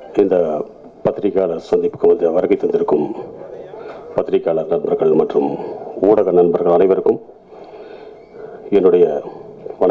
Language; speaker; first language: Tamil; native; Tamil